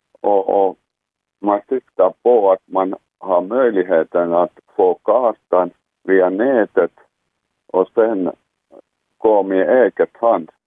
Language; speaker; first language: Swedish; non-native, local second language; Finnish